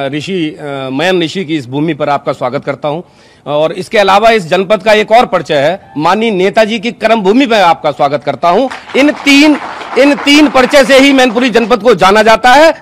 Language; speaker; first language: Hindi; native; Hindi